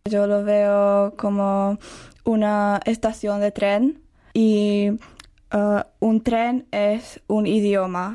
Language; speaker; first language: Spanish; non-native, learner; Czech